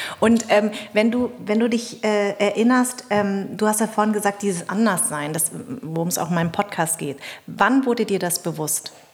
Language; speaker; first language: German; early bilingual, other home language; Vietnamese